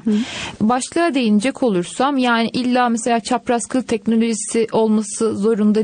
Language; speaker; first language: Turkish; native; Turkish